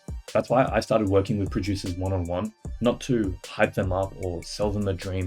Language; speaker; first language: English; native; English